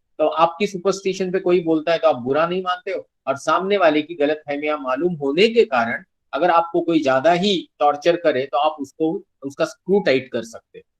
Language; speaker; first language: Hindi; non-native, local second language; Marathi